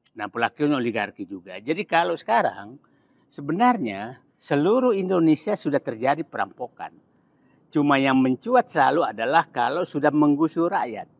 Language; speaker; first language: Indonesian; non-native, local second language; Buginese